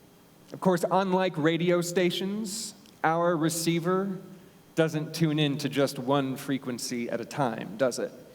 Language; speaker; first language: English; native; English